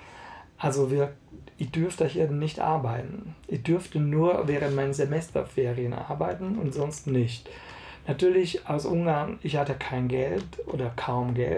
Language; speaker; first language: German; non-native, fluent; Hungarian